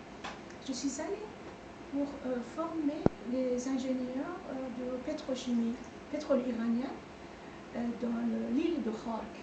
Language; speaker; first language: French; non-native, fluent; Persian